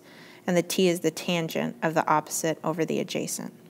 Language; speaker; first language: English; native; English